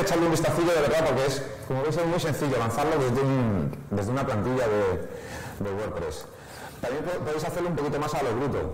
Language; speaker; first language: Spanish; native; Spanish